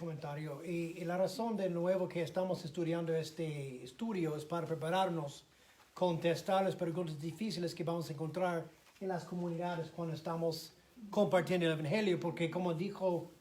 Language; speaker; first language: Spanish; non-native, fluent; English